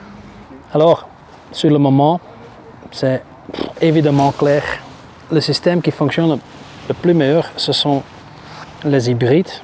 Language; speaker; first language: French; non-native, local second language; Dutch